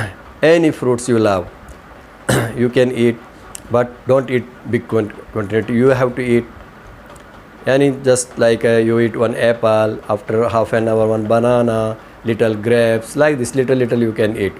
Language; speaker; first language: English; non-native, learner; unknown